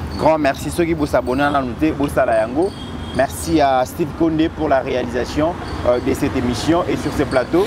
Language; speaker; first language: French; non-native, local second language; Lingala